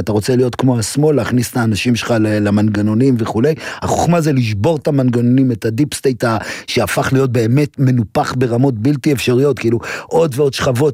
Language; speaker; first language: Hebrew; native; Hebrew